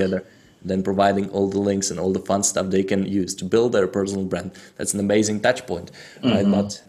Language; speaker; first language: English; non-native, fluent; Czech